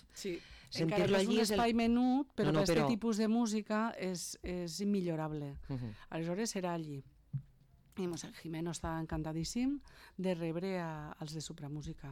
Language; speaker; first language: Catalan; native; Catalan